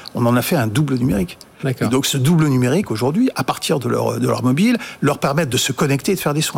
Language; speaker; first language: French; native; French